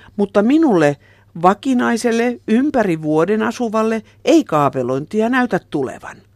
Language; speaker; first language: Finnish; native; Finnish